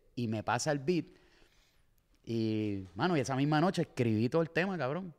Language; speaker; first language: Spanish; native; Spanish